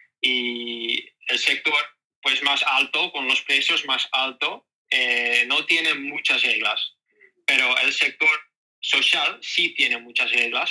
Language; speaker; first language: Spanish; non-native, learner; Dutch